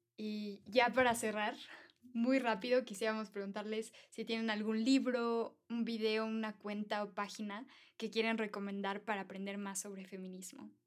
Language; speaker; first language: Spanish; native; Spanish